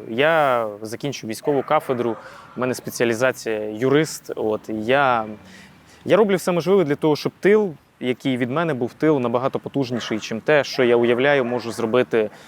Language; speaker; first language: Ukrainian; non-native, local second language; Russian